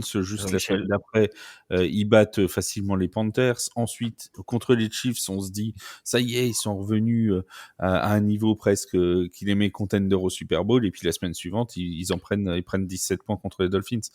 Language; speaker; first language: French; native; French